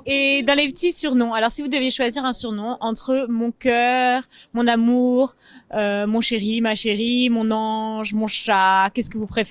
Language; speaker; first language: French; native; French